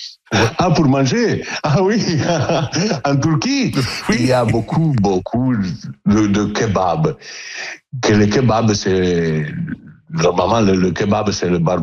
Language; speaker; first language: French; non-native, learner; Italian